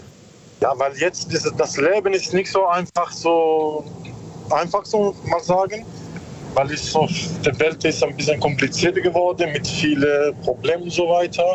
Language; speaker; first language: German; non-native, learner; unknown